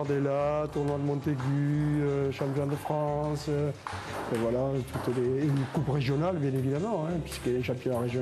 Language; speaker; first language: French; native; French